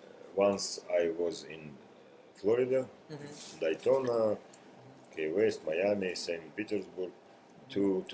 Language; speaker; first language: English; non-native, learner; Russian